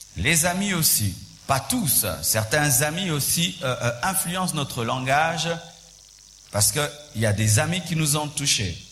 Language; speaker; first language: French; non-native, local second language; Swahili